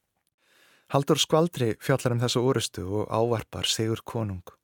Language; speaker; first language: Icelandic; native; Icelandic